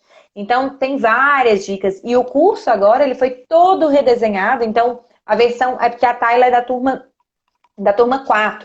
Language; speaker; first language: Portuguese; native; Portuguese